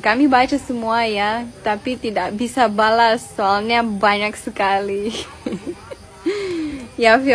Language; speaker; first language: Indonesian; non-native, learner; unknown